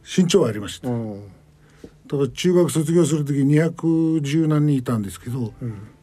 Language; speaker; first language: Japanese; non-native, fluent; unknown